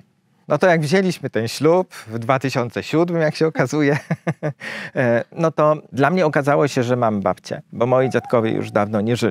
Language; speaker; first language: Polish; native; Polish